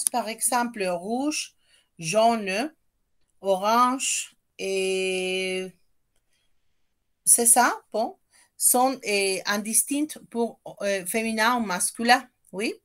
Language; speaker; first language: French; non-native, fluent; Spanish